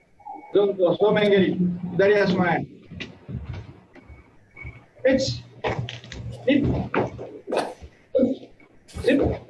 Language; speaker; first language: Japanese; native; Japanese